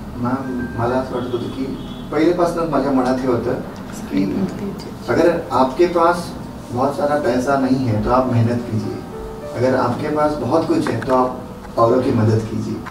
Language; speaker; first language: Hindi; non-native, local second language; Marathi